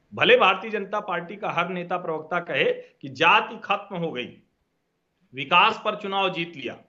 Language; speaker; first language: Hindi; native; Hindi